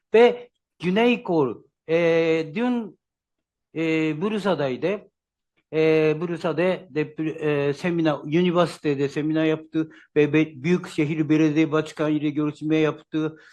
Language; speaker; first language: Turkish; non-native, learner; Japanese